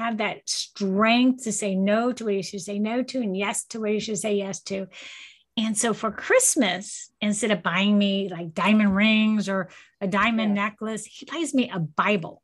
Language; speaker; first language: English; native; English